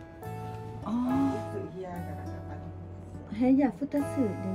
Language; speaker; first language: Japanese; non-native, learner; Thai